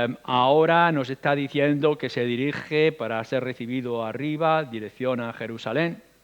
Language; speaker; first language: Spanish; native; Spanish